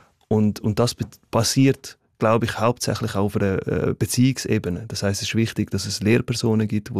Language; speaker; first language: German; early bilingual, other home language; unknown